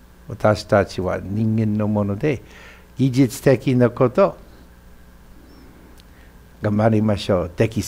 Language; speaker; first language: Japanese; non-native, fluent; English